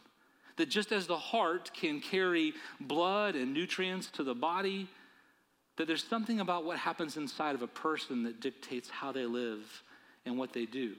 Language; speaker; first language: English; native; English